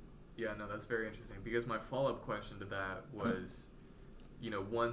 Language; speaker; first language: English; native; English